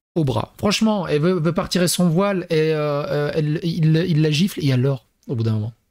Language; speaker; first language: French; native; French